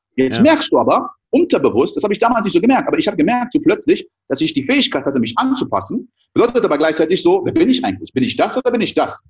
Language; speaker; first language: German; early bilingual, other home language; French